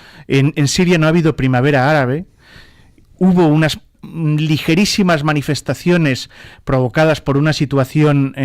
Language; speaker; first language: Spanish; native; Spanish